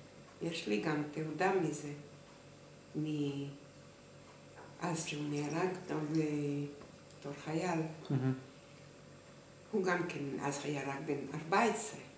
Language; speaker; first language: Hebrew; non-native, fluent; Hungarian